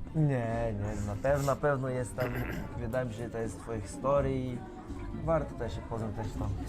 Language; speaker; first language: Polish; non-native, learner; Portuguese